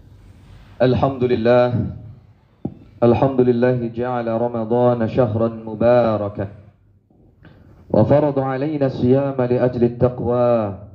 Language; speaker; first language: Indonesian; native; Indonesian